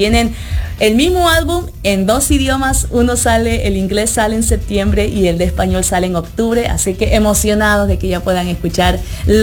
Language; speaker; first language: Spanish; early bilingual, heritage; Spanish